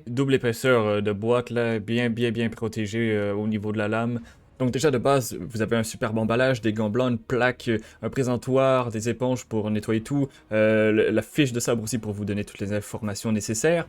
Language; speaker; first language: French; native; French